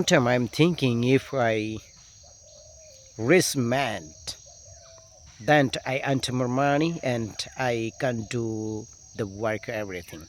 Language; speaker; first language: English; non-native, learner; Bangla